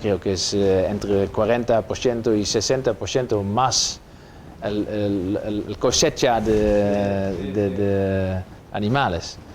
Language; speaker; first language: Spanish; non-native, fluent; Dutch